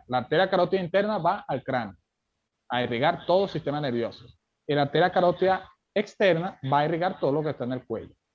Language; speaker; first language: Spanish; native; Spanish